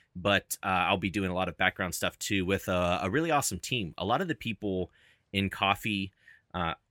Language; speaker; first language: English; native; English